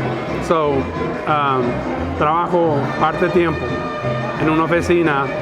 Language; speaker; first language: Spanish; early bilingual, heritage; Spanish